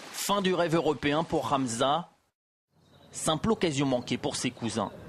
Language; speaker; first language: French; native; French